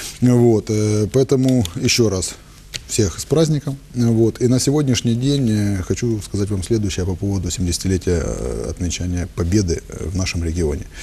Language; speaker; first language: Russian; native; Russian